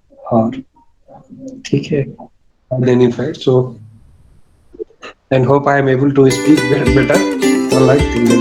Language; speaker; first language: English; non-native, local second language; Urdu